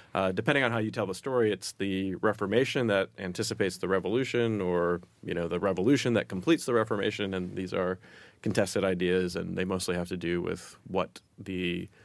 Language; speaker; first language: English; native; English